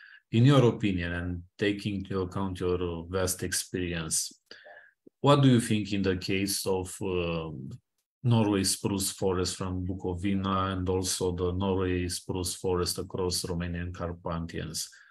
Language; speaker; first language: English; non-native, fluent; Romanian